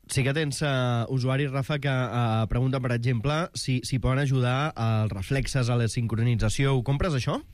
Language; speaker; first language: Catalan; native; Catalan